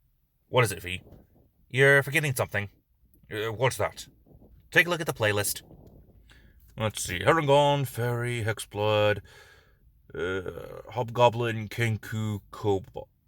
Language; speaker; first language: English; native; English